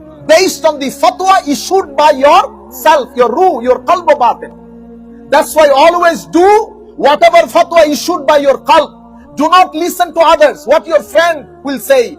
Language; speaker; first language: English; non-native, local second language; Bangla